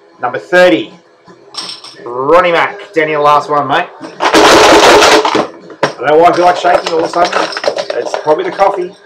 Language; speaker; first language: English; native; English